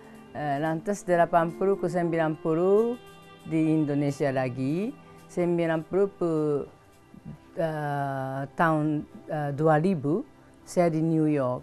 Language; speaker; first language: Indonesian; non-native, fluent; Japanese